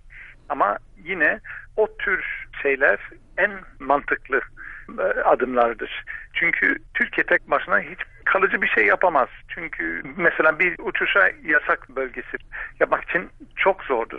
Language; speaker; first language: Turkish; non-native, fluent; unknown